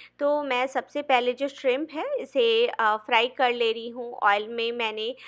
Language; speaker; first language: Hindi; non-native, local second language; Bangla